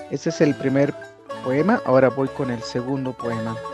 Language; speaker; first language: Spanish; non-native, local second language; Tzotzil